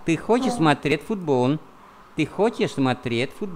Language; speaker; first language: Russian; non-native, fluent; Vietnamese